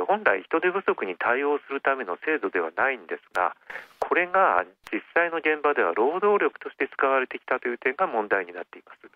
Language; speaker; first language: Japanese; native; Japanese